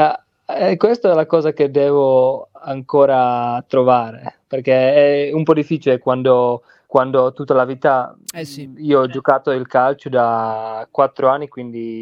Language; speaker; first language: Italian; non-native, learner; Czech